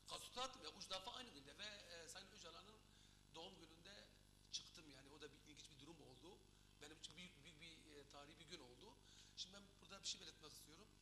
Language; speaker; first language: Turkish; non-native, local second language; Kurdish